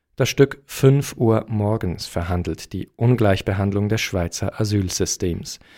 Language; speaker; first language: German; native; German